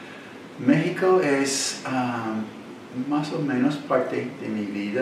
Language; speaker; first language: Spanish; non-native, learner; English